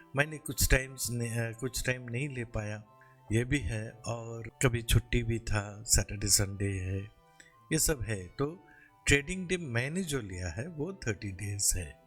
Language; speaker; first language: Hindi; non-native, local second language; Bangla